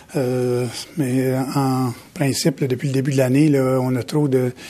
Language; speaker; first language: French; native; French